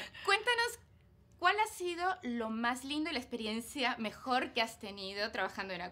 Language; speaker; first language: Spanish; native; Spanish